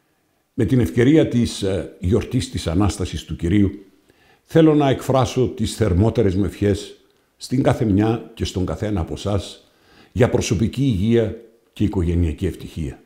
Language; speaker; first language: Greek; native; Greek